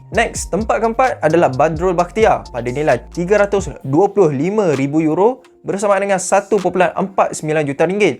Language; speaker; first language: Malay; native; Malay